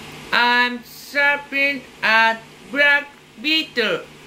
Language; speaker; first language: English; non-native, learner; Japanese